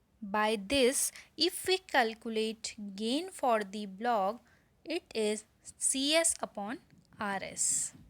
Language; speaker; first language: English; non-native, local second language; Hindi